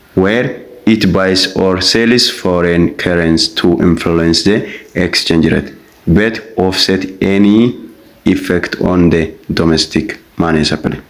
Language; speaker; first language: English; non-native, local second language; Amharic